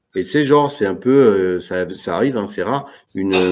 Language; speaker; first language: French; native; French